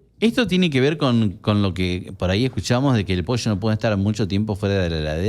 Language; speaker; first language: Spanish; native; Spanish